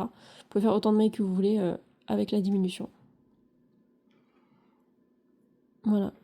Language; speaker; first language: French; native; French